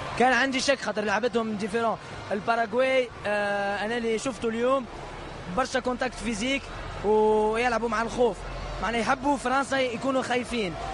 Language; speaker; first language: Arabic; early bilingual, heritage; Arabic